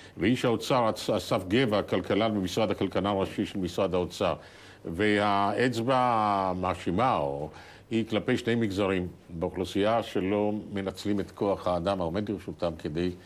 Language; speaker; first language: Hebrew; native; Hebrew